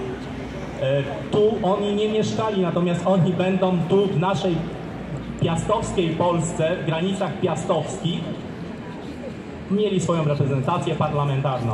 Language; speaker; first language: Polish; native; Polish